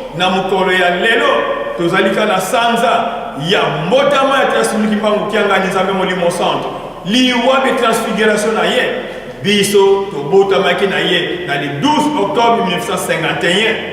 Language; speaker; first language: Lingala; non-native, local second language; Kongo